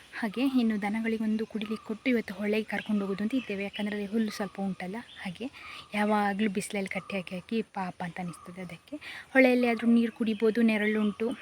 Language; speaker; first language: Kannada; native; Kannada